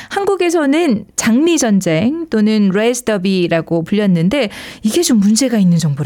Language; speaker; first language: Korean; native; Korean